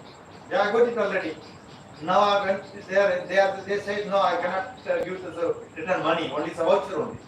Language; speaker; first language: English; non-native, learner; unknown